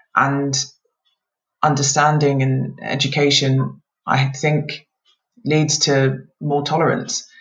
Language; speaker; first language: English; native; English